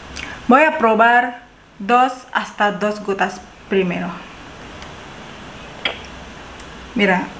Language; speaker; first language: Spanish; non-native, learner; Indonesian